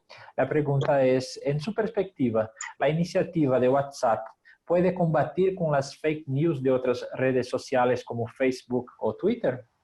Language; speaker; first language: Spanish; non-native, fluent; Portuguese